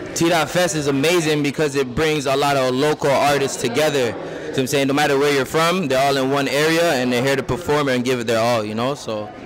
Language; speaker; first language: English; native; English